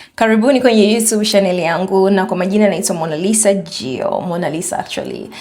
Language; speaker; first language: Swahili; native; Swahili